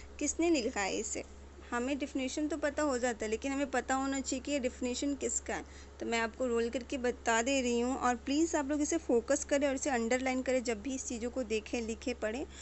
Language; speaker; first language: Hindi; native; Hindi